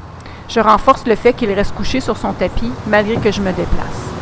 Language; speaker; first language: French; native; French